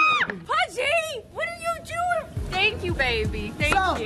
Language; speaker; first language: English; native; English